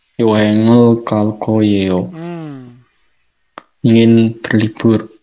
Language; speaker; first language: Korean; non-native, learner; Indonesian